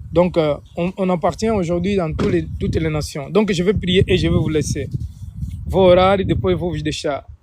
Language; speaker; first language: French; non-native, fluent; Portuguese